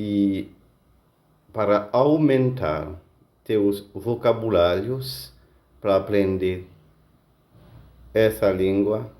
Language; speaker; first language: Portuguese; non-native, learner; Haitian Creole